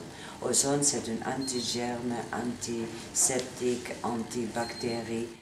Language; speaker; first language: French; non-native, learner; Italian